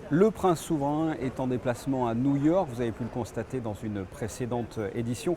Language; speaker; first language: French; native; French